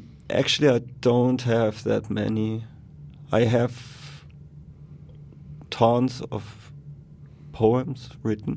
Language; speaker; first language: English; non-native, fluent; German